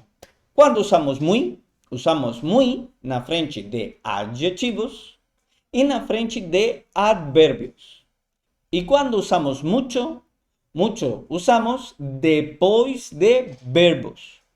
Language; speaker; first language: Portuguese; non-native, fluent; Spanish